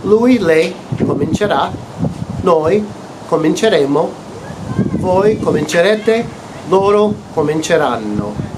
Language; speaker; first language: Italian; non-native, fluent; English